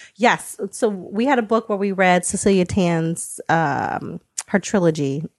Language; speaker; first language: English; native; English